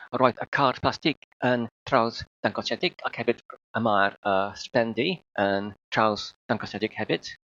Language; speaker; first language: Welsh; non-native, learner; Filipino